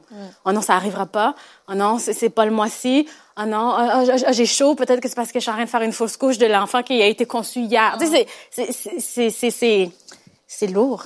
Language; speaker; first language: French; native; French